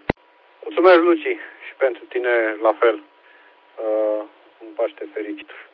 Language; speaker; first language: Romanian; native; Romanian